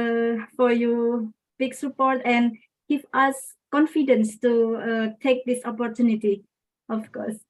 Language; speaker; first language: English; non-native, local second language; Indonesian